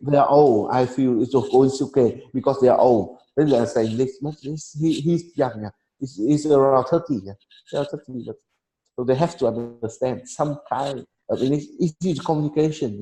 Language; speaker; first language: English; non-native, learner; Vietnamese